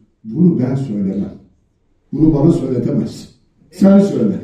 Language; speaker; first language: Turkish; native; Turkish